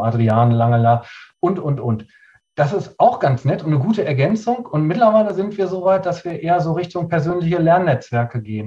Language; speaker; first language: German; native; German